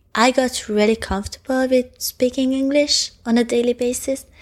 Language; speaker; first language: English; non-native, fluent; Hungarian